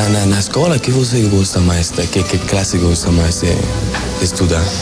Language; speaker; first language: Portuguese; non-native, fluent; Spanish